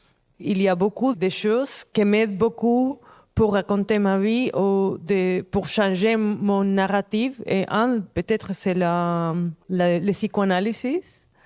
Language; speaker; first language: French; non-native, fluent; Spanish